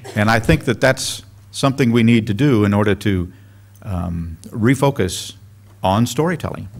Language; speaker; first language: English; native; English